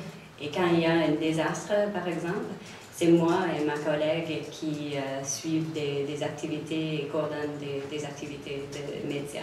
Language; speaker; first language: French; non-native, local second language; English